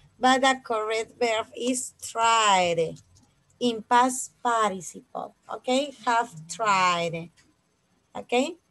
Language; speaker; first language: English; non-native, fluent; Spanish